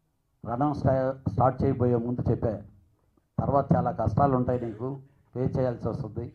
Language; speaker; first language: Telugu; native; Telugu